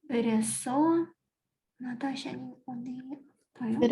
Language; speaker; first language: Korean; non-native, learner; Russian